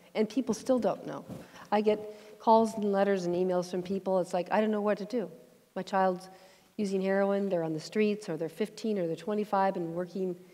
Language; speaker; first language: English; native; English